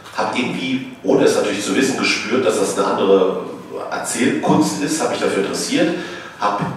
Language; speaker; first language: German; native; German